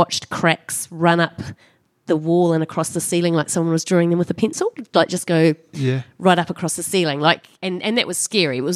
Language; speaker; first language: English; native; English